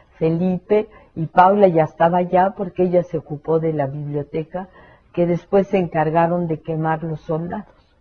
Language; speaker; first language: Spanish; early bilingual, other home language; French